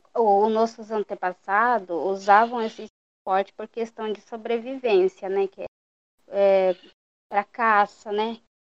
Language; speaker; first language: Portuguese; non-native, local second language; Guarani